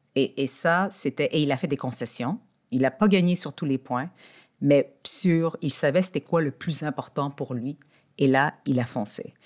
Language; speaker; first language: French; native; French